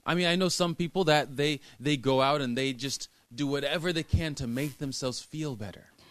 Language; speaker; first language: English; native; English